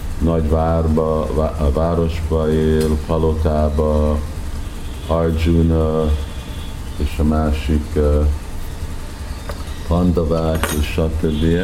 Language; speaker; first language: Hungarian; early bilingual, heritage; Hungarian